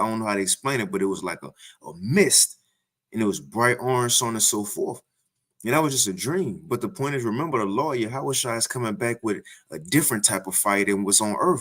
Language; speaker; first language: English; native; English